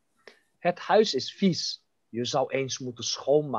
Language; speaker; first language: Dutch; non-native, fluent; Turkish